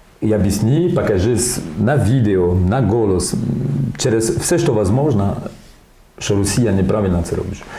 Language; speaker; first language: Ukrainian; non-native, learner; French